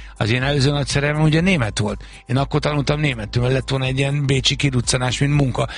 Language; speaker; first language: Hungarian; native; Hungarian